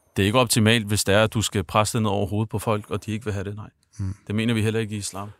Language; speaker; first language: Danish; early bilingual, other home language; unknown